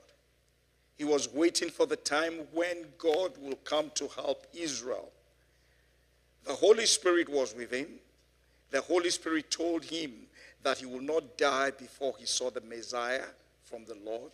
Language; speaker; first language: English; non-native, local second language; Yoruba